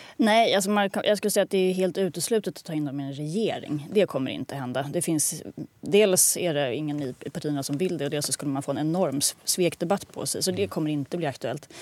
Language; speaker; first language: Swedish; native; Swedish